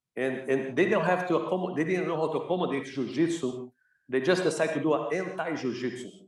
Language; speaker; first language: English; non-native, fluent; Portuguese